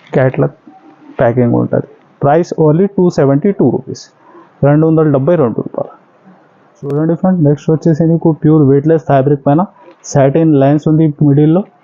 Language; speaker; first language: Telugu; non-native, local second language; Urdu